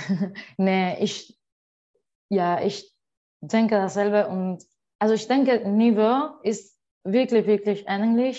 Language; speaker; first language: German; non-native, learner; Spanish